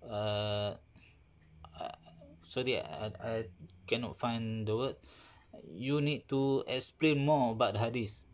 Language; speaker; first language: English; non-native, learner; Malay